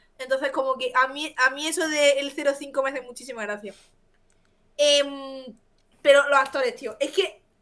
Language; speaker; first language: Spanish; native; Spanish